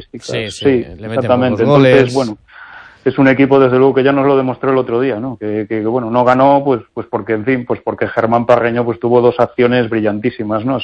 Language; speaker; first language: Spanish; native; Spanish